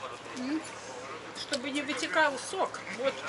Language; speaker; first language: Russian; native; Russian